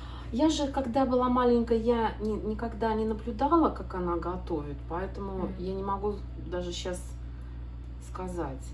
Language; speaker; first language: Russian; native; Russian